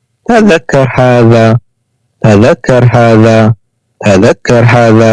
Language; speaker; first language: Arabic; non-native, learner; Amharic